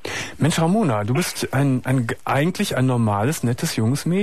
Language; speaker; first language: German; native; German